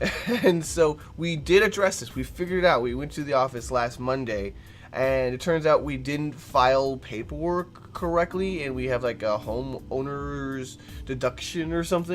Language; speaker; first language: English; native; English